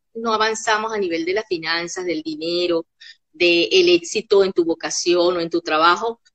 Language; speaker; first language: Spanish; native; Spanish